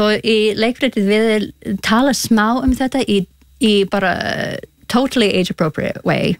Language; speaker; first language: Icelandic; non-native, learner; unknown